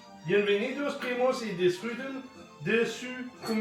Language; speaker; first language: Spanish; non-native, learner; French